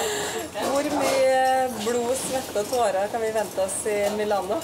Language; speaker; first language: Norwegian; native; Norwegian